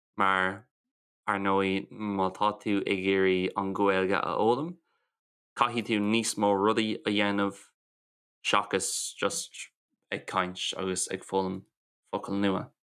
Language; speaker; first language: Irish; non-native, local second language; English